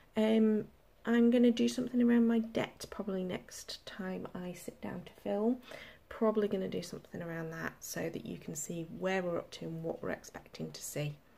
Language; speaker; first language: English; native; English